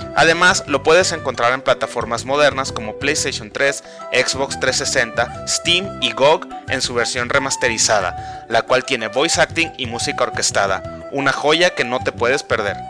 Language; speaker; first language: Spanish; native; Spanish